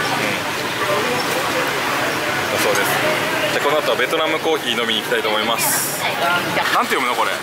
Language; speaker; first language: Japanese; native; Japanese